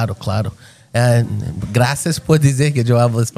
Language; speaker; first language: Spanish; non-native, fluent; Portuguese